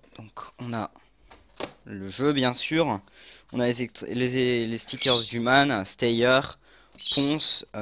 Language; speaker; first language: French; native; French